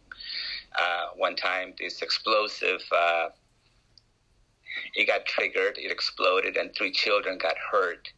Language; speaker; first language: English; non-native, fluent; Spanish